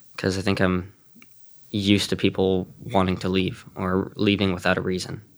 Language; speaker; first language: English; native; English